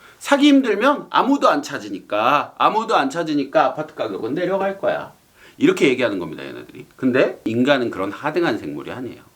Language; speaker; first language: Korean; native; Korean